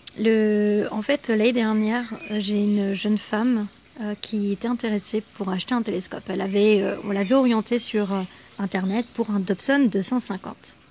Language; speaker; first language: French; native; French